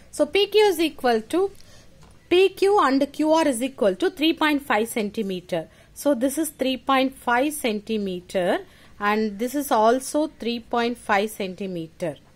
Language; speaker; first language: English; non-native, local second language; Tamil